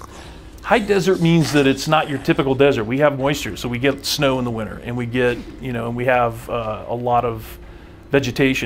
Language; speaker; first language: English; native; English